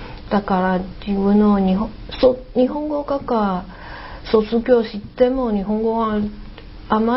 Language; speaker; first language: Japanese; non-native, learner; Chinese